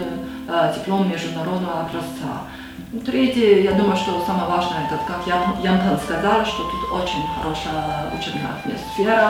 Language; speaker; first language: Russian; non-native, fluent; Chinese